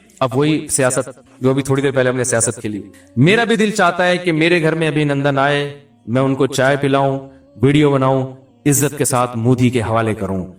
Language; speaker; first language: Urdu; native; Urdu